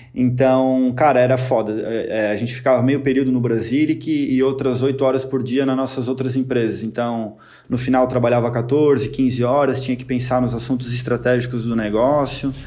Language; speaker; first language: Portuguese; native; Portuguese